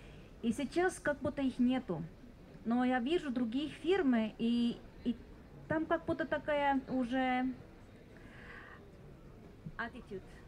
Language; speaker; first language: Russian; non-native, fluent; Estonian